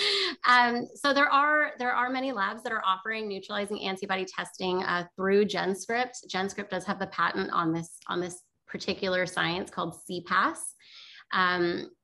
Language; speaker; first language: English; native; English